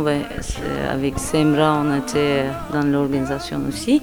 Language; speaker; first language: French; non-native, fluent; Turkish